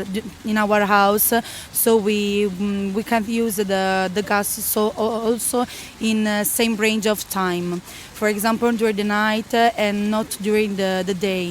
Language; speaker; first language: English; non-native, learner; Italian